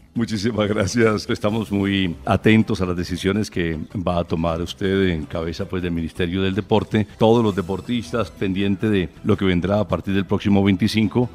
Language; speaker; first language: Spanish; native; Spanish